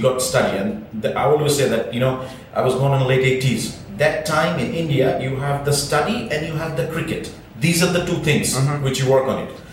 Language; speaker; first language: English; non-native, local second language; Bangla